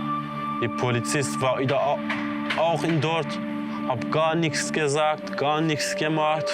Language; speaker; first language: German; non-native, learner; Kurdish